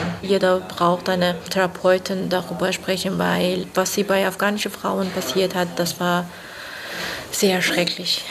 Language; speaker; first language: German; non-native, fluent; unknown